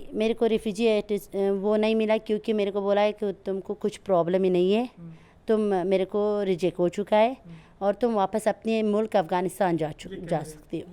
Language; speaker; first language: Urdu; non-native, learner; Persian